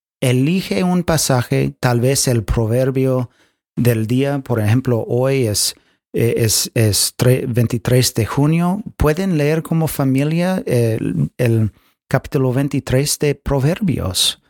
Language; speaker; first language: Spanish; non-native, fluent; English